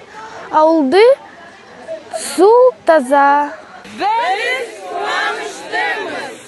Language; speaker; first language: Kazakh; non-native, learner; Russian